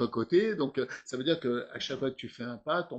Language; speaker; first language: French; native; French